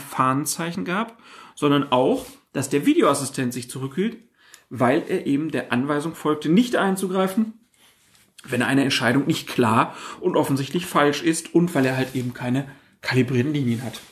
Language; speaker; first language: German; native; German